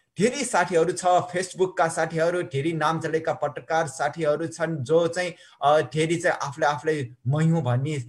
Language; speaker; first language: Nepali; non-native, local second language; Newari